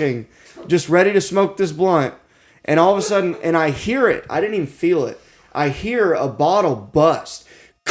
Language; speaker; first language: English; native; English